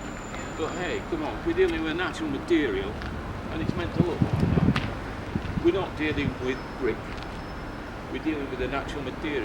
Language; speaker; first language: English; native; English